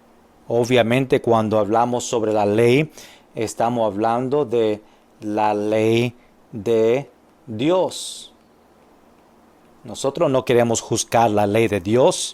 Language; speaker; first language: Spanish; non-native, fluent; English